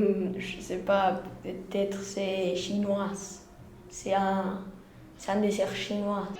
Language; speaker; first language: French; non-native, local second language; Spanish